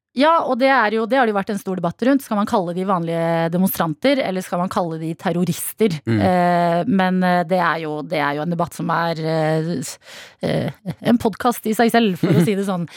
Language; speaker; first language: Norwegian; native; Norwegian